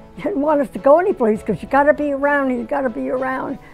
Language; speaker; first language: English; native; English